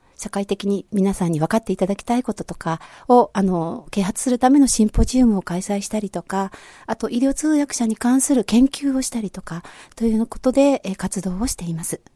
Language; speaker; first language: Japanese; native; Japanese